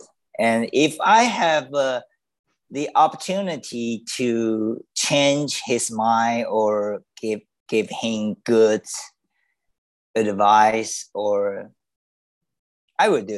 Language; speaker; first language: English; non-native, learner; Chinese